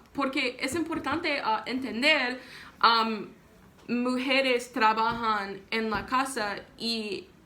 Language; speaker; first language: Spanish; non-native, learner; English